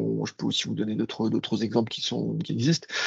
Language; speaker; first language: French; native; French